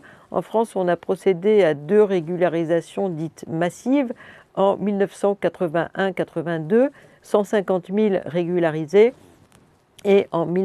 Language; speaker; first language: French; native; French